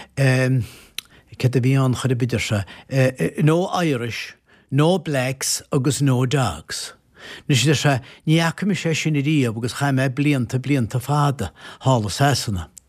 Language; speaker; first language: Irish; native; Irish